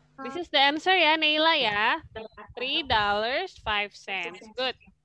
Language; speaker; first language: English; non-native, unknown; Indonesian